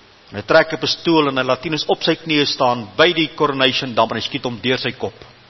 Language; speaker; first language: Afrikaans; native; Afrikaans